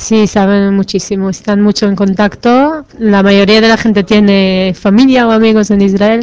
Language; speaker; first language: Spanish; non-native, fluent; Hebrew